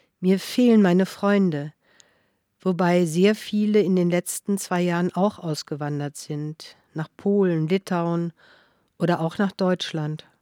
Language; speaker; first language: German; non-native, fluent; Russian